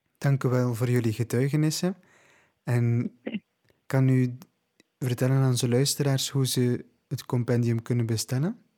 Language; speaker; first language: Dutch; native; Dutch